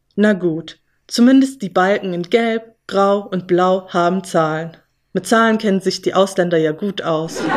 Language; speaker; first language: German; early bilingual, other home language; Turkish